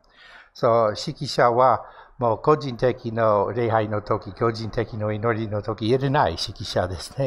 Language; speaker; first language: Japanese; non-native, fluent; English